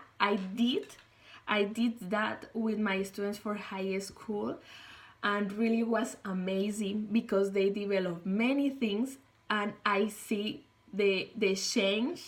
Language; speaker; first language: English; non-native, learner; Spanish